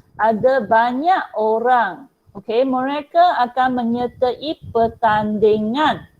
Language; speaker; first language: Malay; non-native, local second language; Chinese